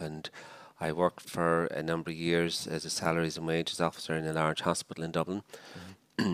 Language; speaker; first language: English; native; English